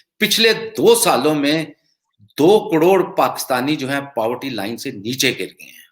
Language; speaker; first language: Urdu; non-native, local second language; Punjabi